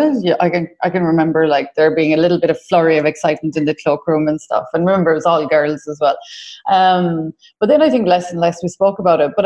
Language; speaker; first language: English; native; English